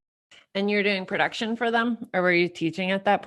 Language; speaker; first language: English; native; English